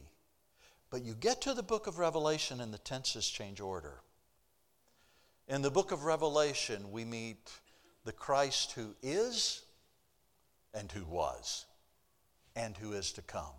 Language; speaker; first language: English; native; English